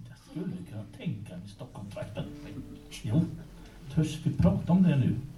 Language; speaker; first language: Swedish; native; Swedish